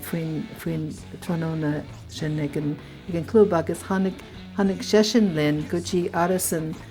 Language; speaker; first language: Irish; non-native, fluent; English